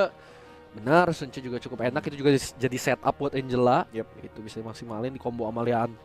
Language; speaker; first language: Indonesian; native; Indonesian